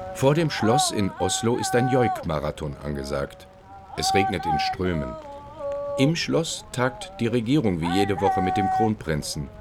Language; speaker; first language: German; native; German